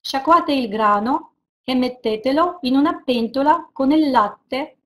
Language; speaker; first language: Italian; non-native, fluent; Russian